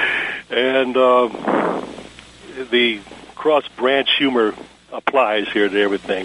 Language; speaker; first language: English; native; English